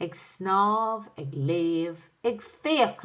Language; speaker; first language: Irish; non-native, local second language; English